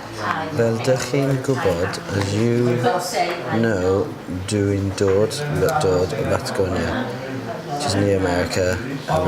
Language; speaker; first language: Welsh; non-native, learner; Spanish